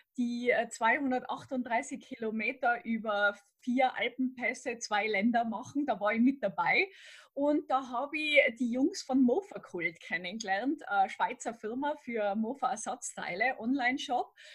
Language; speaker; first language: German; native; German